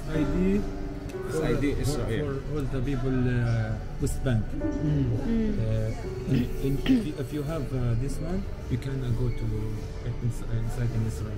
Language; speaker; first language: English; non-native, learner; Arabic